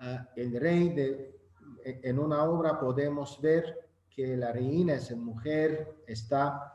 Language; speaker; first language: Spanish; non-native, fluent; Azerbaijani